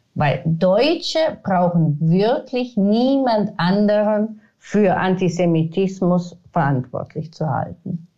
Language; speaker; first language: German; non-native, fluent; Italian